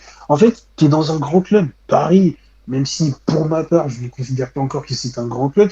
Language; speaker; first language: French; native; French